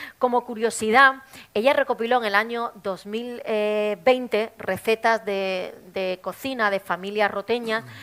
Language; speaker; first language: Spanish; native; Spanish